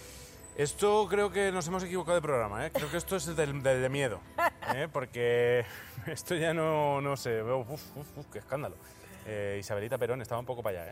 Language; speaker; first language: Spanish; native; Spanish